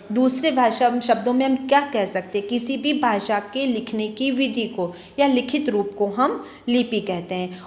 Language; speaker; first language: Hindi; native; Hindi